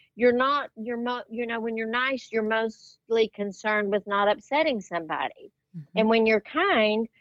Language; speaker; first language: English; native; English